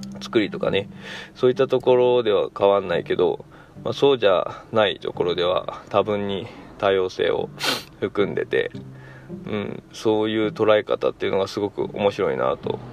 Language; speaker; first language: Japanese; native; Japanese